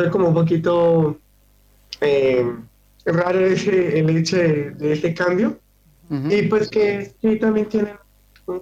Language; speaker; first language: Spanish; native; Spanish